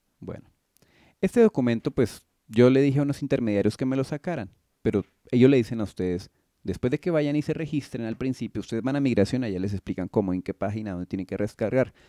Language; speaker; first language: Spanish; native; Spanish